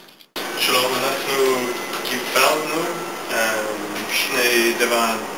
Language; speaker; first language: Hebrew; non-native, learner; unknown